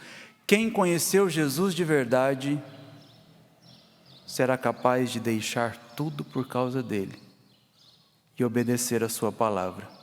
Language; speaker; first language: Portuguese; native; Portuguese